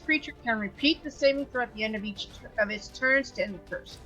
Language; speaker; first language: English; native; English